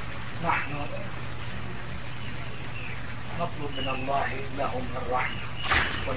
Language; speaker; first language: Arabic; non-native, fluent; Turkish